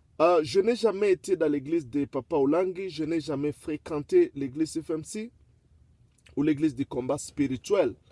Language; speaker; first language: French; non-native, local second language; Lingala